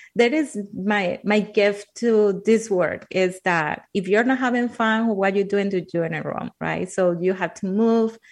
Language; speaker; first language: English; non-native, fluent; Spanish